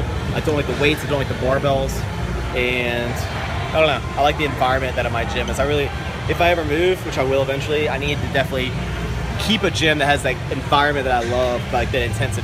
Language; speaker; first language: English; native; English